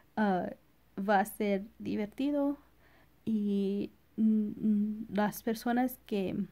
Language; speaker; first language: Spanish; early bilingual, other home language; English